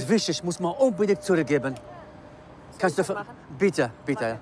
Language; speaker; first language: German; non-native, learner; Arabic